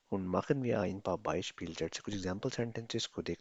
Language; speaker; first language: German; non-native, fluent; Urdu